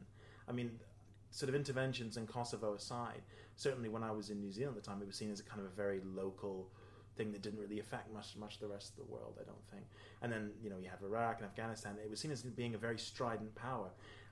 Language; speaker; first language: English; native; English